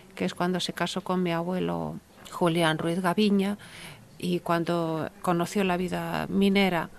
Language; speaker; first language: Spanish; early bilingual, heritage; Russian